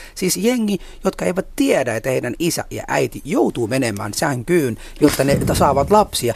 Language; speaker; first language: Finnish; non-native, fluent; Somali